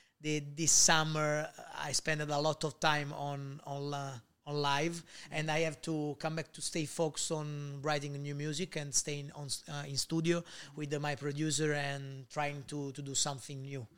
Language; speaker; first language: English; non-native, learner; Italian